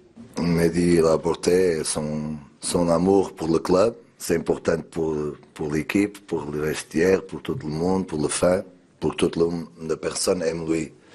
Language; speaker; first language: French; non-native, learner; Portuguese